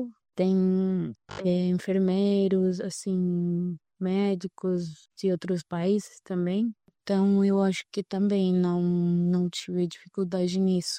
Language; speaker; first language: Portuguese; non-native, fluent; Spanish